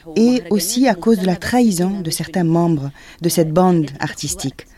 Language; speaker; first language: French; non-native, fluent; Arabic